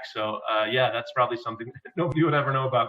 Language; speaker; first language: English; native; English